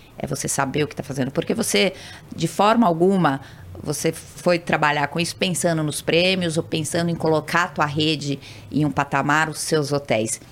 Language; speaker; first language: Portuguese; native; Portuguese